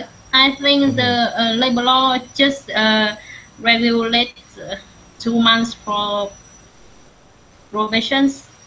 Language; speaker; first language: English; non-native, learner; Vietnamese